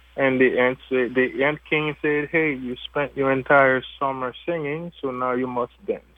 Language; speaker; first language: English; non-native, fluent; French